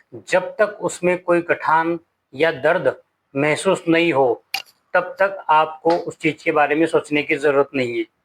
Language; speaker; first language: Hindi; native; Hindi